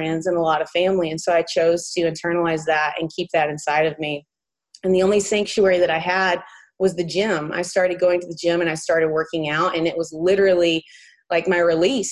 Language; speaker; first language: English; native; English